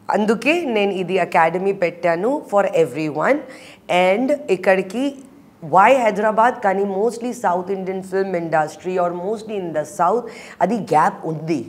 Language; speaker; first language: Telugu; non-native, learner; Hindi